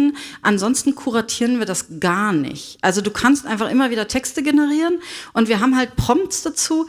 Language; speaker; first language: German; native; German